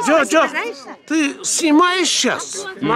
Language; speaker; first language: Russian; non-native, local second language; Kyrgyz